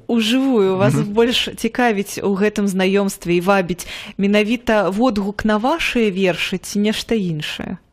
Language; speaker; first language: Belarusian; native; Belarusian